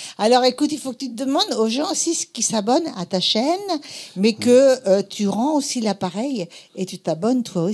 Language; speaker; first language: French; native; French